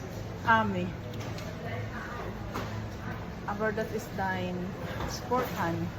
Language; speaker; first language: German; non-native, learner; Filipino